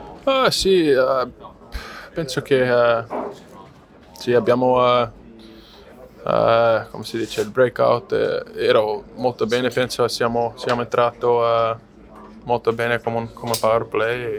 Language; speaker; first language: Italian; non-native, learner; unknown